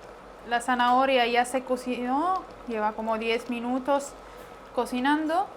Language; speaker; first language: Spanish; non-native, fluent; Arabic